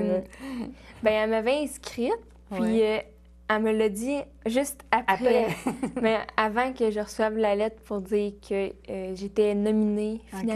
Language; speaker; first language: French; native; French